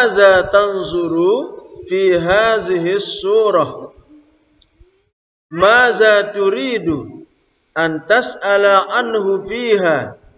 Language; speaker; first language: Arabic; non-native, fluent; Indonesian